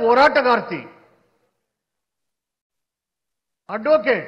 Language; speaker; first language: Kannada; native; Kannada